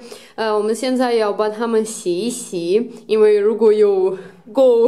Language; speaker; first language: Chinese; non-native, fluent; Russian